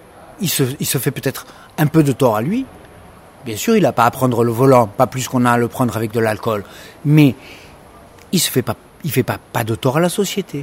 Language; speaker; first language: French; native; French